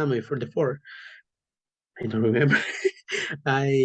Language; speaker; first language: English; non-native, learner; Spanish